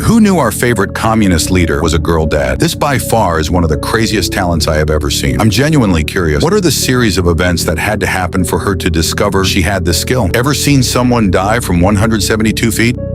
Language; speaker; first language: English; native; English